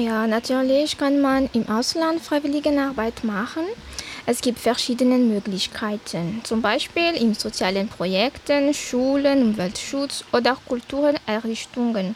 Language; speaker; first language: German; non-native, fluent; Malagasy